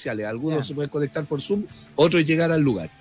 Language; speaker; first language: Spanish; native; Spanish